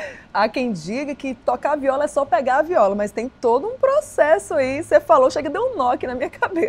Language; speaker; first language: Portuguese; native; Portuguese